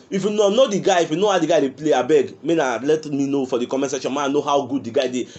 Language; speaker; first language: Nigerian Pidgin; non-native, local second language; Yoruba